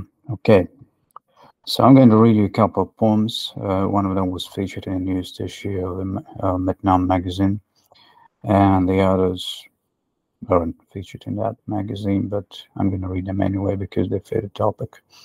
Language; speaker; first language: English; non-native, fluent; Ukrainian